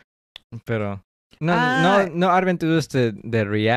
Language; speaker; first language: Spanish; early bilingual, heritage; English